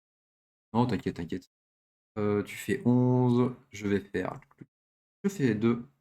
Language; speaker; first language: French; native; French